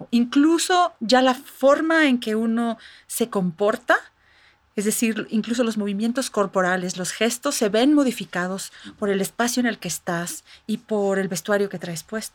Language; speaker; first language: Spanish; native; Spanish